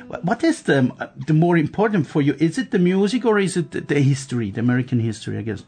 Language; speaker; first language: English; non-native, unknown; German